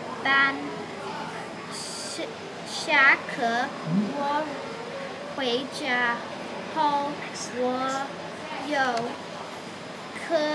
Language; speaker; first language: Chinese; non-native, learner; English